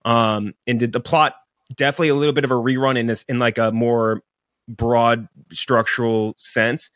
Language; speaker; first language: English; native; English